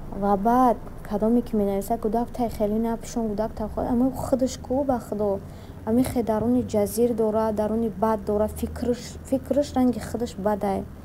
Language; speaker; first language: Tajik; native; Tajik